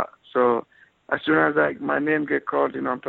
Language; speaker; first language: English; non-native, fluent; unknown